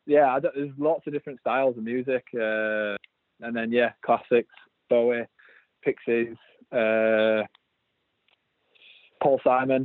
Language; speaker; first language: English; native; English